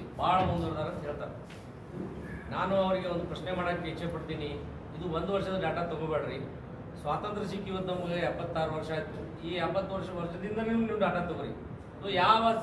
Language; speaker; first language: Kannada; non-native, local second language; Lambadi